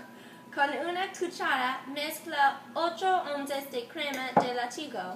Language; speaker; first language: Spanish; non-native, learner; English